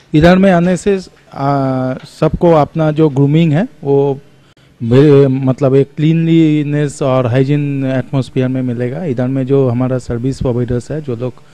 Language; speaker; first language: Hindi; non-native, local second language; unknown